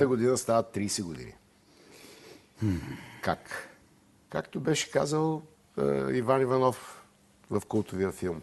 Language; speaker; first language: Bulgarian; native; Bulgarian